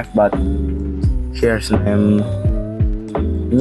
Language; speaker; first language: English; non-native, learner; Indonesian